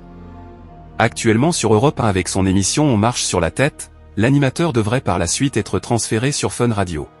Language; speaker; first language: French; native; French